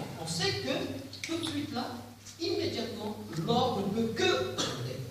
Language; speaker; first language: French; non-native, local second language; Arabic